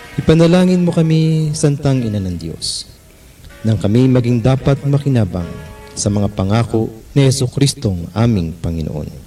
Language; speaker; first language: Filipino; native; Filipino